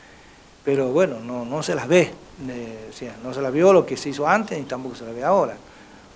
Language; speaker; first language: Spanish; native; Spanish